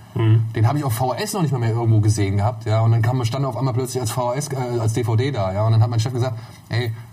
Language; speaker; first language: German; native; German